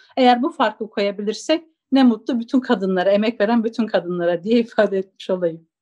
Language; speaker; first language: Turkish; non-native, local second language; Zaza